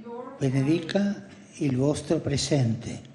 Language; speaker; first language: Italian; non-native, fluent; Spanish